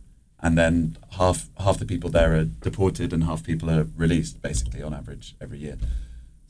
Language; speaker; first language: English; native; English